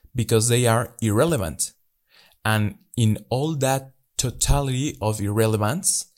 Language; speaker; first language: English; non-native, learner; Spanish